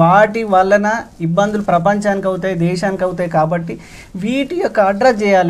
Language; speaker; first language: Telugu; native; Telugu